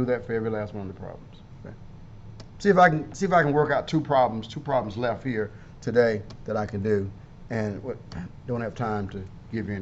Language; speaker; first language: English; native; English